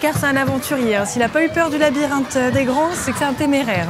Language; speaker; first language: French; native; French